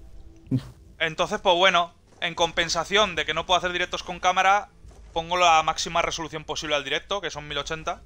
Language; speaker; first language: Spanish; native; Spanish